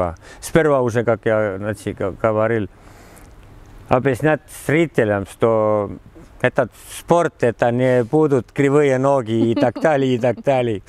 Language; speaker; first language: Russian; non-native, learner; Estonian